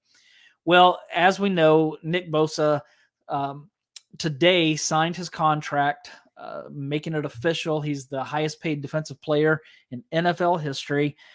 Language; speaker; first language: English; native; English